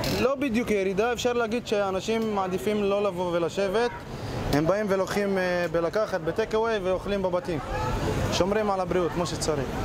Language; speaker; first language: Hebrew; non-native, local second language; Arabic